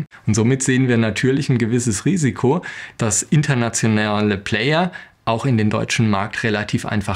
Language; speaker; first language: German; native; German